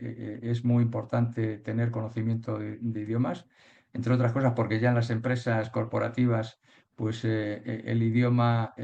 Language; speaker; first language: Spanish; native; Spanish